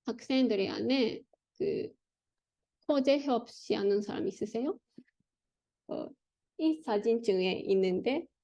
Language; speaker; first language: Korean; non-native, learner; Japanese